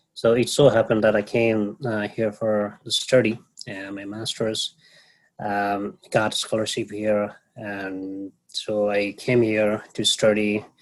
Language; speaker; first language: English; non-native, local second language; Nepali